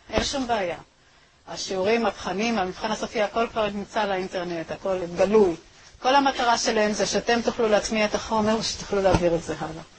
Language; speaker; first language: Hebrew; native; Hebrew